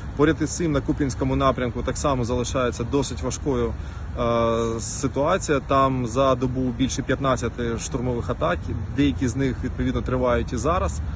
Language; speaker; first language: Ukrainian; native; Ukrainian